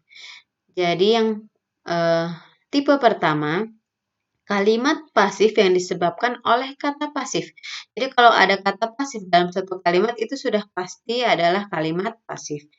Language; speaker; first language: Indonesian; native; Indonesian